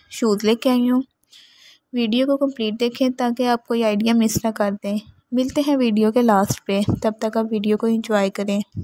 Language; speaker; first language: Urdu; native; Urdu